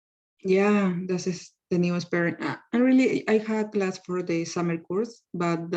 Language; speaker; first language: English; non-native, learner; Spanish